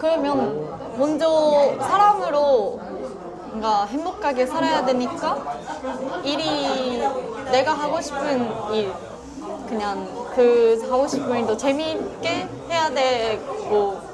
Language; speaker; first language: Korean; non-native, fluent; Japanese